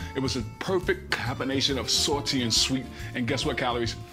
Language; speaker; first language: English; native; English